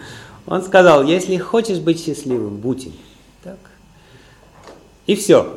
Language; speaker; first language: Russian; native; Russian